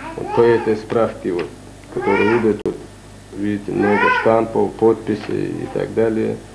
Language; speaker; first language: Russian; non-native, local second language; Chechen